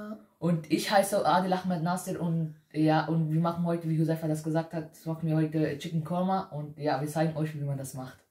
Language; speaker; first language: German; early bilingual, other home language; Urdu